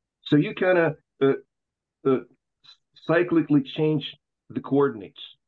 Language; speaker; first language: English; non-native, fluent; Russian